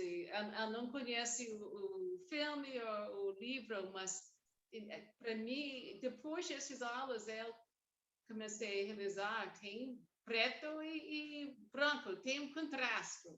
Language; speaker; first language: Portuguese; non-native, learner; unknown